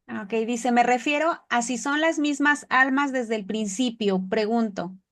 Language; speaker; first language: Spanish; native; Spanish